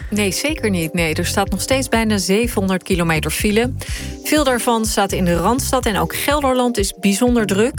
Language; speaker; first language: Dutch; native; Dutch